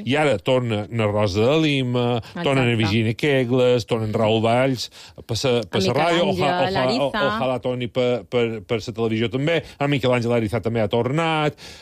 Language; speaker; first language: Catalan; native; Catalan